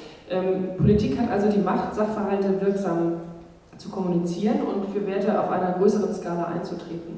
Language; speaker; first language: German; native; German